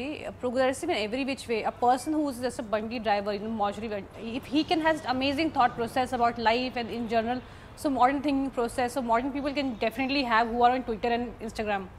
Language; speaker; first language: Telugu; non-native, local second language; Hindi